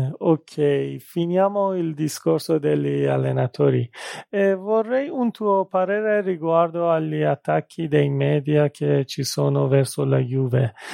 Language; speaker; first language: Italian; non-native, fluent; Persian